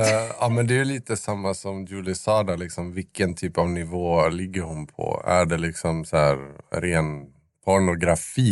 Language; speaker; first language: Swedish; native; Swedish